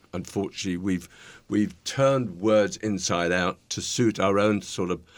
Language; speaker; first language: English; native; English